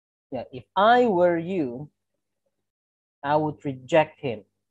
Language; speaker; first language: English; non-native, fluent; Indonesian